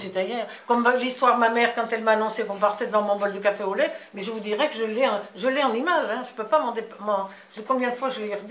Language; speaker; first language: French; native; French